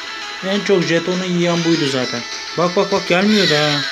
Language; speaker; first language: Turkish; native; Turkish